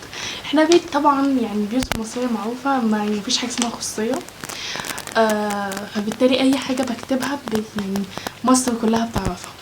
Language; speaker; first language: Arabic; native; Arabic